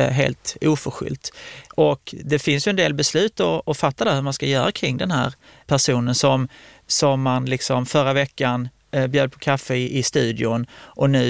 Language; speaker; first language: Swedish; native; Swedish